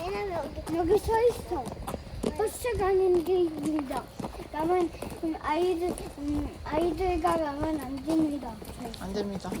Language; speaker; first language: Korean; early bilingual, heritage; Korean